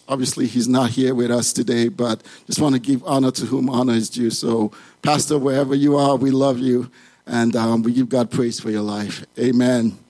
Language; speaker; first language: English; non-native, local second language; Yoruba